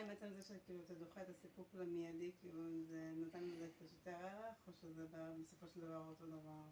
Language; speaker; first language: Hebrew; native; Hebrew